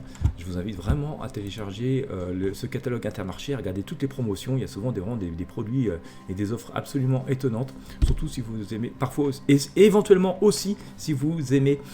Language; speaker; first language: French; native; French